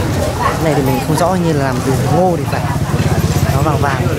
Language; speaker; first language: Vietnamese; native; Vietnamese